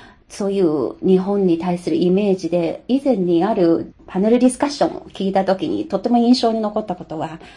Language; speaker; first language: Japanese; non-native, fluent; Chinese